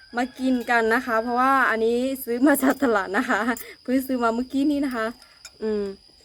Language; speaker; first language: Thai; non-native, local second language; Akha